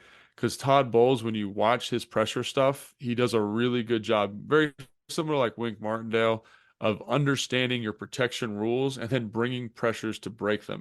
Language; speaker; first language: English; native; English